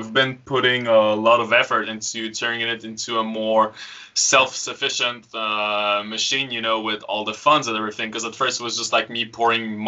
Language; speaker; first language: English; native; English